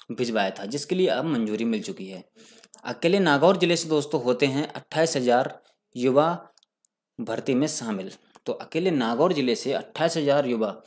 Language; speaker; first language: Hindi; native; Hindi